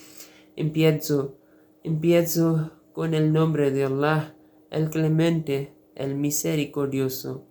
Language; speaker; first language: Spanish; non-native, learner; Urdu